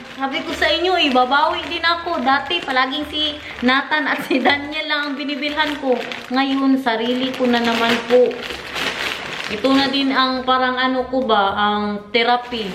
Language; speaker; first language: Filipino; non-native, local second language; Cebuano